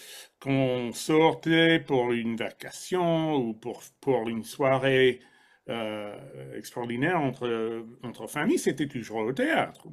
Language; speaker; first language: French; non-native, fluent; English